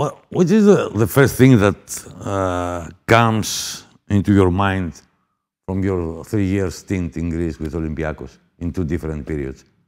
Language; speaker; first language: English; non-native, fluent; Greek